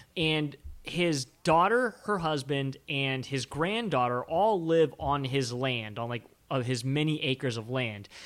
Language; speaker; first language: English; native; English